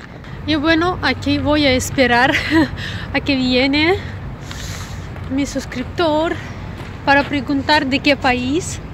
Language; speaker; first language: Spanish; non-native, fluent; Russian